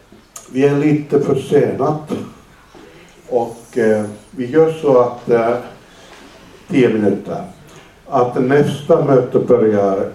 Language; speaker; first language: Swedish; non-native, fluent; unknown